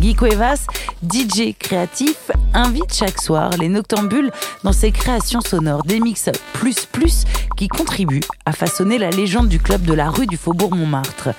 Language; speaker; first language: French; native; French